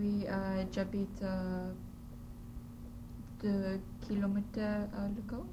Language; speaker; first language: French; non-native, learner; English